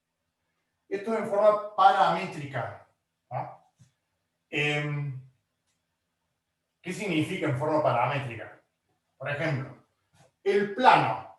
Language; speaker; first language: Spanish; native; Spanish